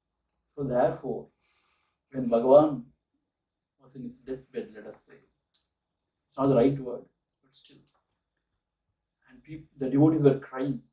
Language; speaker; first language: English; non-native, local second language; Tamil